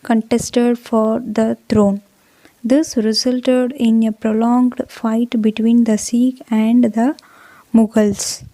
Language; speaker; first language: English; non-native, local second language; Tamil